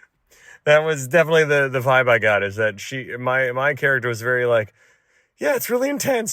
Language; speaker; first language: English; native; English